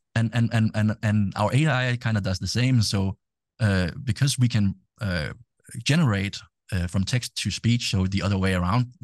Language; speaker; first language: English; non-native, fluent; Danish